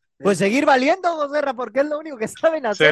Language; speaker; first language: Spanish; native; Spanish